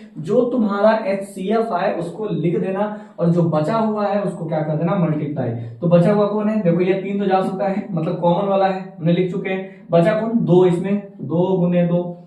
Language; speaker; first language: Hindi; native; Hindi